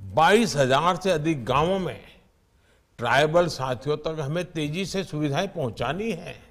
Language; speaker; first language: Hindi; non-native, local second language; Gujarati